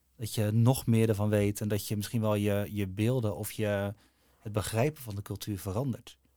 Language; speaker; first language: Dutch; native; Dutch